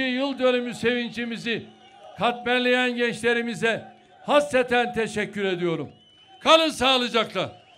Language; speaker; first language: Turkish; native; Turkish